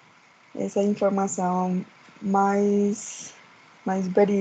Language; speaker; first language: Portuguese; non-native, learner; Spanish